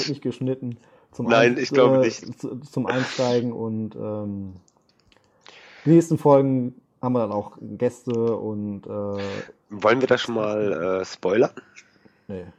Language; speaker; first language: German; native; German